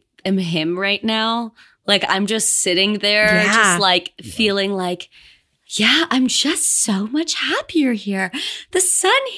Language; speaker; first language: English; native; English